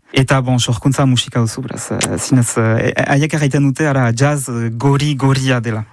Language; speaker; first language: Basque; native; Basque